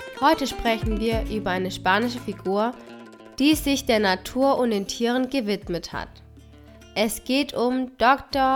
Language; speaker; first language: German; non-native, fluent; Spanish